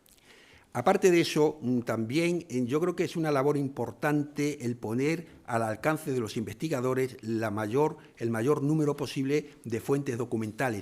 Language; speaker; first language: Spanish; native; Spanish